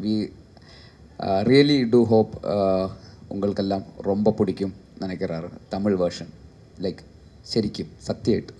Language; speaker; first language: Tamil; non-native, learner; Malayalam